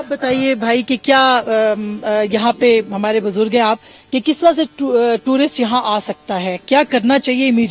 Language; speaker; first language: Urdu; native; Urdu